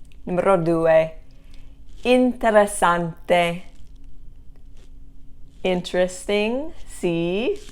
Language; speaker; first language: Italian; non-native, fluent; English